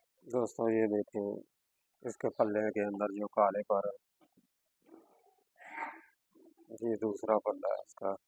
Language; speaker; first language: Hindi; non-native, local second language; Punjabi